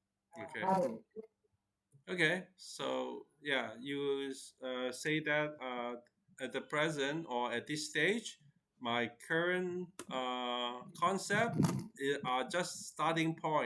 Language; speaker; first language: English; non-native, fluent; Chinese